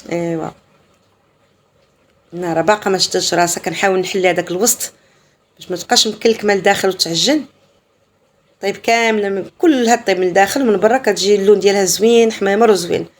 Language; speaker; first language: Arabic; native; Arabic